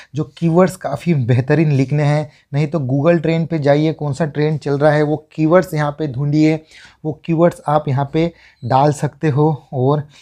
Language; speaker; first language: Hindi; non-native, local second language; Marathi